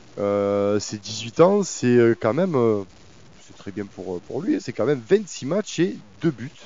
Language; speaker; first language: French; native; French